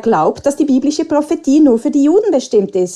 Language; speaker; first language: German; native; German